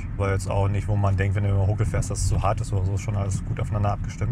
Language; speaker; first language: German; native; German